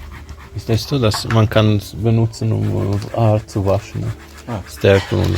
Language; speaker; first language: German; non-native, learner; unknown